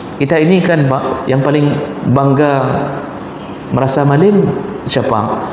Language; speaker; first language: Malay; non-native, local second language; Achinese